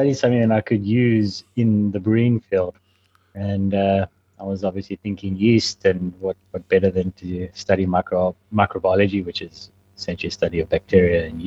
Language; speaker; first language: English; native; English